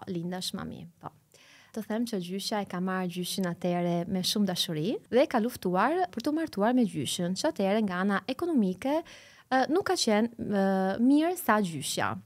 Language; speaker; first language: Albanian; early bilingual, heritage; Albanian